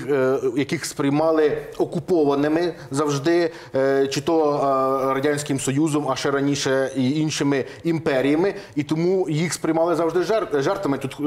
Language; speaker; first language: Ukrainian; native; Ukrainian